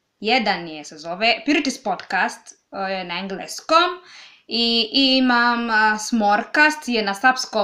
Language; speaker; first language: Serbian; non-native, learner; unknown